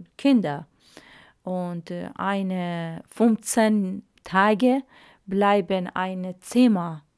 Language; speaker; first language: German; non-native, learner; Arabic